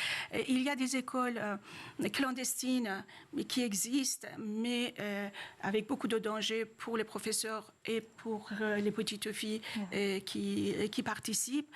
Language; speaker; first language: French; non-native, fluent; Persian